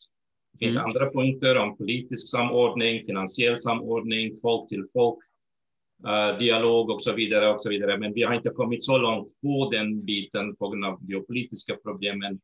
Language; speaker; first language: Swedish; non-native, fluent; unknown